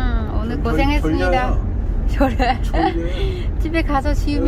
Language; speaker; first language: Korean; non-native, learner; Vietnamese